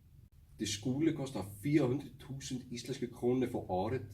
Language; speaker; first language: Danish; non-native, learner; Icelandic